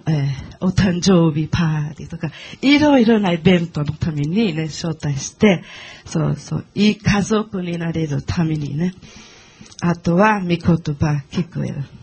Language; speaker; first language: Japanese; non-native, learner; Portuguese